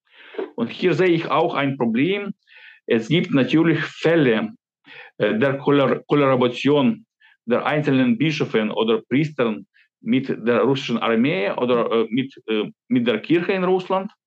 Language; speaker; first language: German; non-native, fluent; Ukrainian